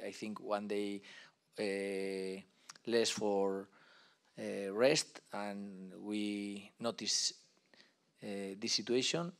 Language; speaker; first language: English; non-native, learner; Spanish